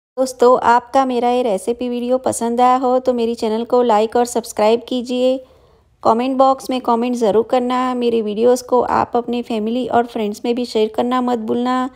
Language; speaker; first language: Hindi; non-native, local second language; Gujarati